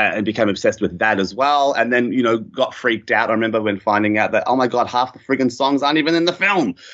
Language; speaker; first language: English; native; English